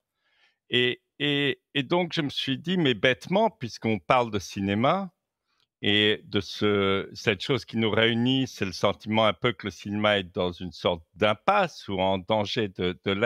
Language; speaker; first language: French; native; French